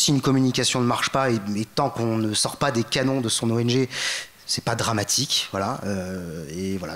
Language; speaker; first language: French; native; French